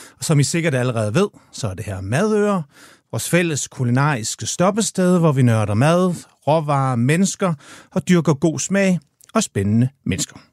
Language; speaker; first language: Danish; native; Danish